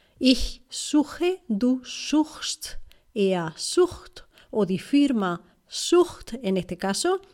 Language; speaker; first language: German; non-native, fluent; Spanish